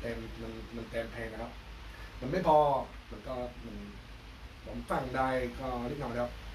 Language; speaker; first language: Thai; non-native, learner; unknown